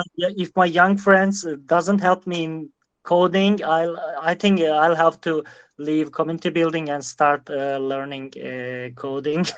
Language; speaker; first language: English; non-native, learner; Turkish